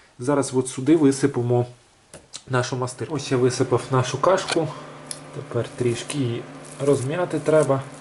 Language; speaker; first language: Ukrainian; native; Ukrainian